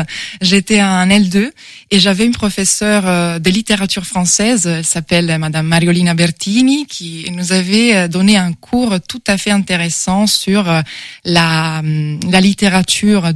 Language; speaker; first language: French; non-native, fluent; Italian